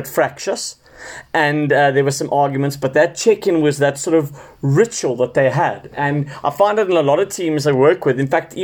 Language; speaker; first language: English; native; English